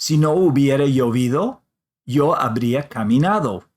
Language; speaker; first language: Spanish; non-native, fluent; English